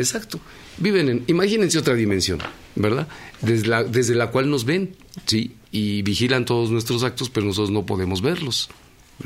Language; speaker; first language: Spanish; native; Spanish